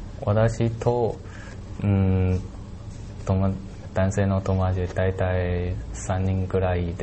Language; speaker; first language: Japanese; non-native, learner; Chinese